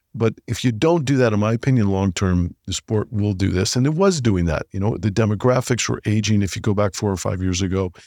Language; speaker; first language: English; native; English